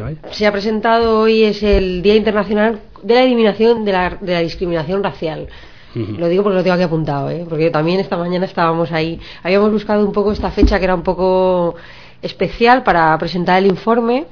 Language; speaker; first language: Spanish; native; Spanish